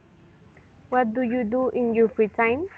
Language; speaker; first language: English; non-native, learner; Spanish